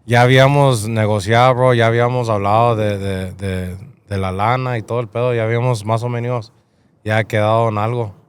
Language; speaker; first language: Spanish; early bilingual, heritage; Spanish